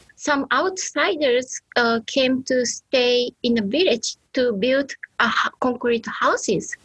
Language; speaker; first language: English; non-native, learner; Japanese